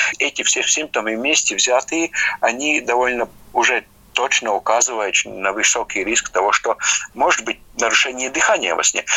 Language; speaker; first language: Russian; non-native, local second language; Latvian